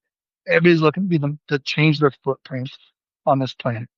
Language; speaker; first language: English; native; English